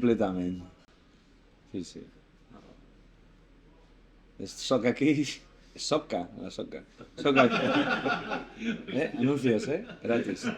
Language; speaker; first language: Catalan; non-native, learner; Spanish